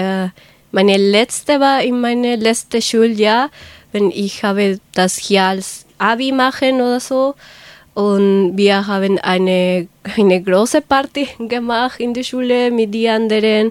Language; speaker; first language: German; non-native, learner; Spanish